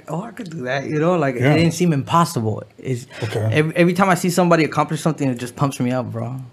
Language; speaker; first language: English; early bilingual, other home language; Spanish